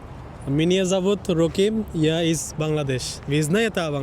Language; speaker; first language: Russian; non-native, learner; Bangla